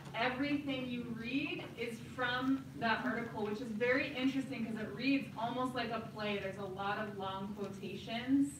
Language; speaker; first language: English; native; English